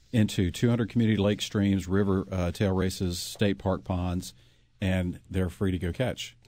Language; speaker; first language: English; native; English